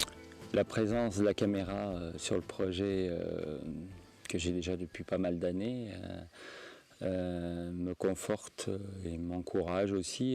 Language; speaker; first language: French; native; French